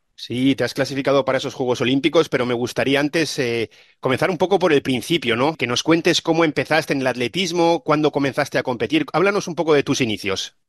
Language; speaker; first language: Spanish; native; Spanish